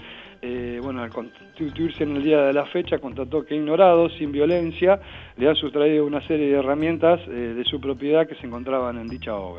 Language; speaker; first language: Spanish; native; Spanish